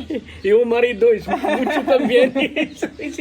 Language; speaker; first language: Spanish; non-native, learner; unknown